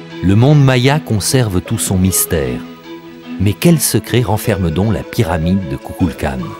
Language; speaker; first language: French; native; French